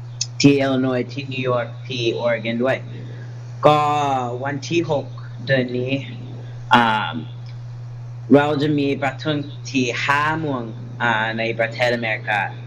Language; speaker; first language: Thai; non-native, learner; English